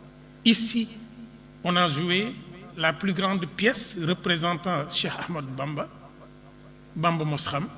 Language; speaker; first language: French; non-native, local second language; Wolof